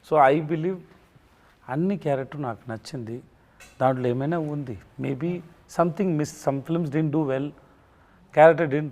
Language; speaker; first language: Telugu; non-native, learner; Tamil